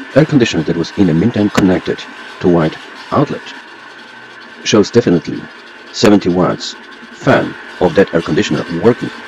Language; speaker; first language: English; non-native, fluent; Polish